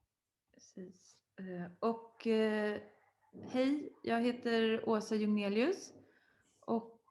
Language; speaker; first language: Swedish; native; Swedish